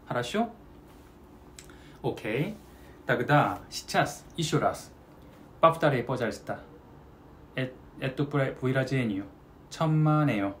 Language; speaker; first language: Russian; non-native, learner; Korean